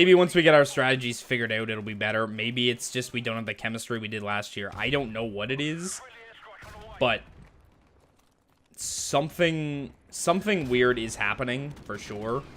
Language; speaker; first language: English; native; English